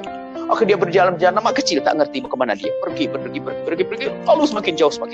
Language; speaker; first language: Indonesian; native; Indonesian